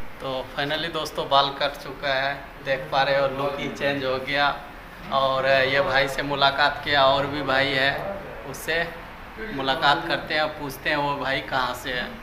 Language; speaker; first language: Hindi; native; Hindi